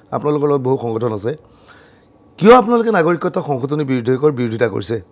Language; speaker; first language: Assamese; native; Assamese